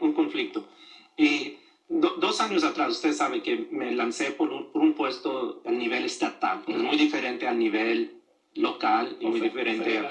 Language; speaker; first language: Spanish; early bilingual, other home language; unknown